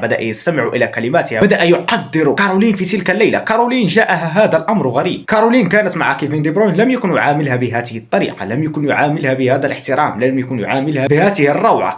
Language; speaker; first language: Arabic; native; Arabic